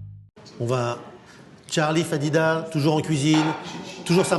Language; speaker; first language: French; native; French